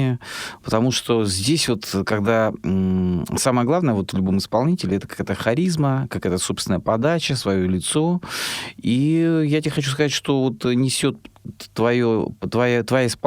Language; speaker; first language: Russian; native; Russian